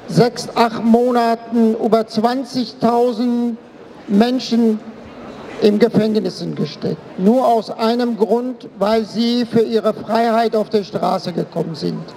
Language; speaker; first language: German; non-native, fluent; Persian